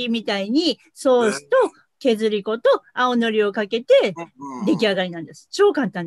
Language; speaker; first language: Japanese; native; Japanese